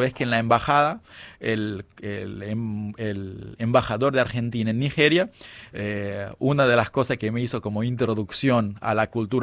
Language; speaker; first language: Spanish; non-native, fluent; Kabuverdianu